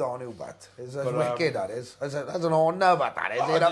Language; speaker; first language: English; native; English